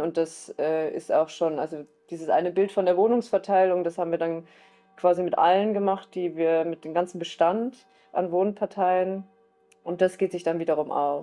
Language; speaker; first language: German; native; German